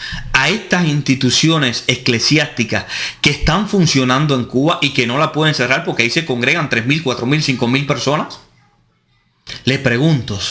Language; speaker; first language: Spanish; native; Spanish